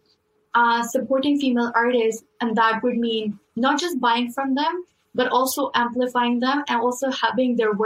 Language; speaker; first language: English; non-native, local second language; Urdu